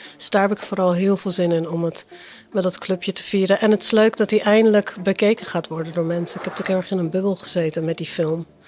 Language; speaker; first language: Dutch; early bilingual, other home language; Persian